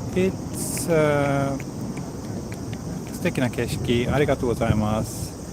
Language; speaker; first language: Japanese; non-native, learner; Swedish